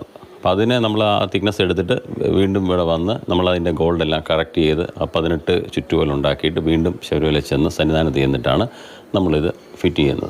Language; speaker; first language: Malayalam; native; Malayalam